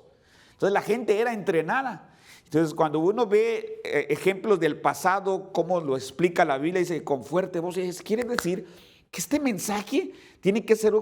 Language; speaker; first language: Spanish; native; Spanish